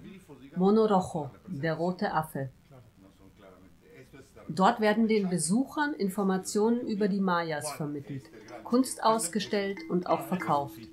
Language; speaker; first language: German; native; German